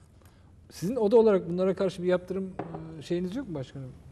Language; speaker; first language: Turkish; native; Turkish